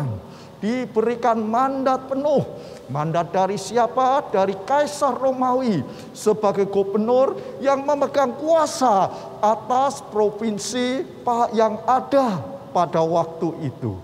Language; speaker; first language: Indonesian; native; Indonesian